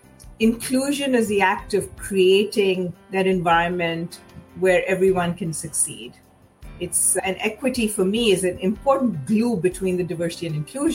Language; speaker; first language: English; non-native, local second language; Hindi